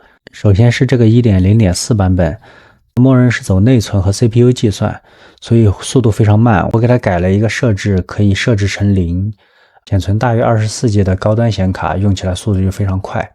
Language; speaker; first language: Chinese; native; Chinese